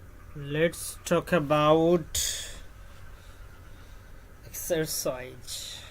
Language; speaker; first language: English; non-native, learner; Bangla